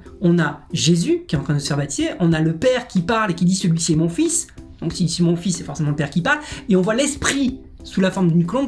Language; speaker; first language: French; native; French